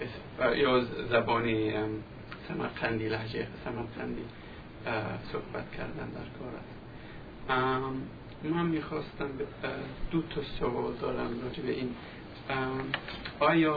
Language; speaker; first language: Persian; non-native, fluent; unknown